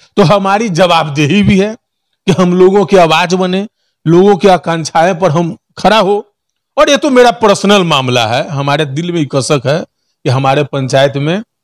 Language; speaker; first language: Hindi; native; Hindi